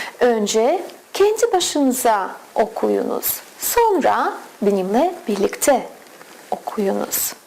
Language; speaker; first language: Turkish; non-native, fluent; Russian